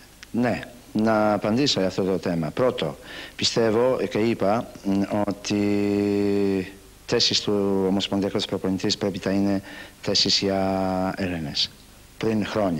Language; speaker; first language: Greek; non-native, learner; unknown